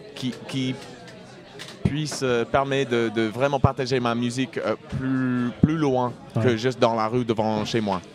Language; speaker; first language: French; non-native, fluent; English